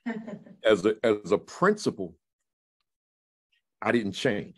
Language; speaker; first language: English; native; English